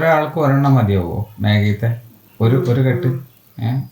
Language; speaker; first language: Malayalam; native; Malayalam